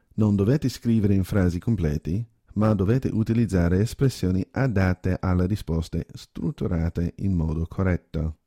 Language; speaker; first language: Italian; native; Italian